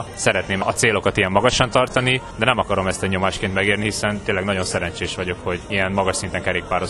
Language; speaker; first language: Hungarian; native; Hungarian